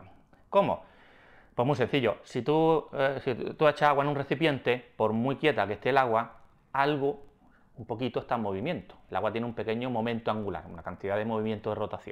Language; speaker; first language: Spanish; native; Spanish